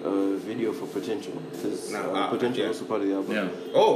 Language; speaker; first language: English; non-native, local second language; Nyanja